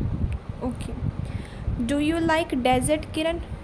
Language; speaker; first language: English; non-native, local second language; Punjabi